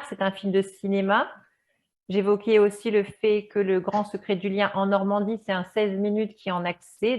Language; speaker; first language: French; native; French